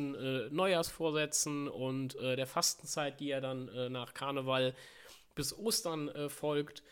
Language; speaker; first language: German; native; German